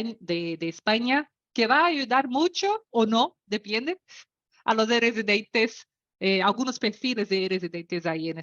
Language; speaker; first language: Spanish; non-native, learner; Portuguese